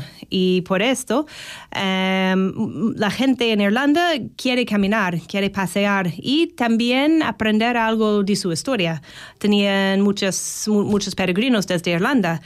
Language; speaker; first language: Spanish; non-native, fluent; English